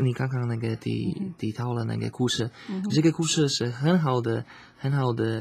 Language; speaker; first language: Chinese; non-native, learner; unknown